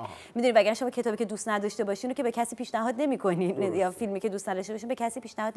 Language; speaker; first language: Persian; native; Persian